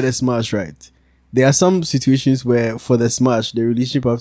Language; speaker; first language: English; non-native, local second language; Akan